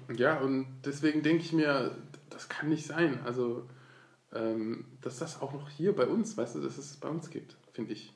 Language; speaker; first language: German; early bilingual, other home language; Turkish